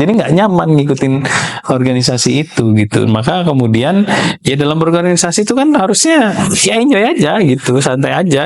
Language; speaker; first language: Indonesian; native; Indonesian